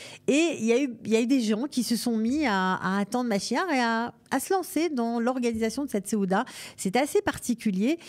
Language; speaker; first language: French; native; French